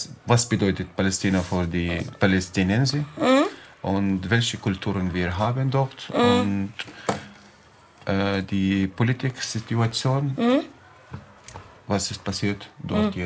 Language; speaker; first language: German; non-native, learner; Arabic